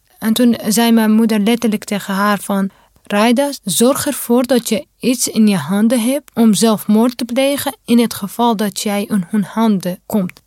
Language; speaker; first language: Dutch; non-native, fluent; Kurdish